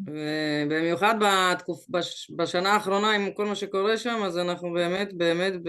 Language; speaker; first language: Hebrew; early bilingual, other home language; Russian